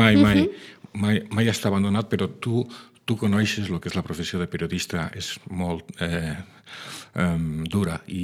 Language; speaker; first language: Catalan; non-native, local second language; Spanish